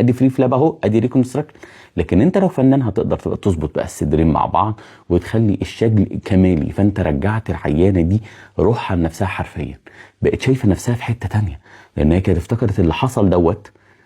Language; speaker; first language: Arabic; native; Arabic